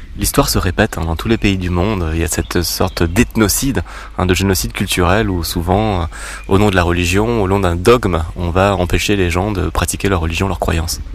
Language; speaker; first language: French; native; French